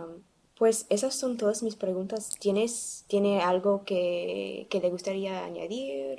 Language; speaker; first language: Spanish; non-native, learner; English